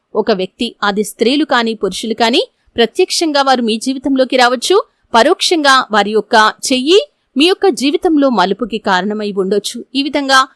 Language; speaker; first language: Telugu; native; Telugu